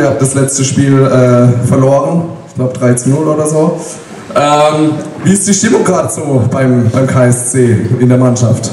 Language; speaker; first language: German; native; German